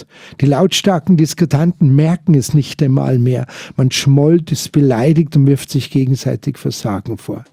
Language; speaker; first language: German; native; German